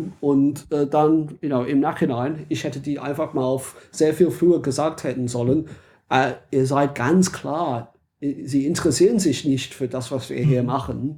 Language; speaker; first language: German; non-native, fluent; English